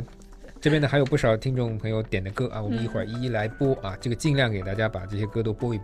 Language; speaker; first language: Chinese; native; Chinese